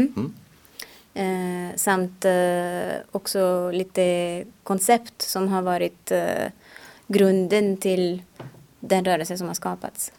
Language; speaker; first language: Swedish; non-native, fluent; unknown